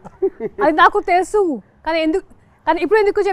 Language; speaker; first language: Telugu; non-native, fluent; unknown